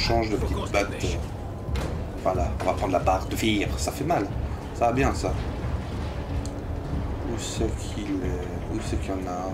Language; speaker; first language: French; native; French